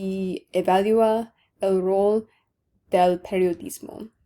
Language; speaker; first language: Spanish; non-native, learner; English